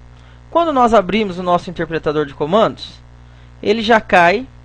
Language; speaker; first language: Portuguese; native; Portuguese